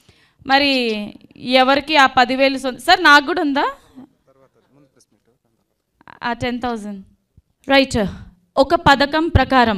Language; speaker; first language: Telugu; native; Telugu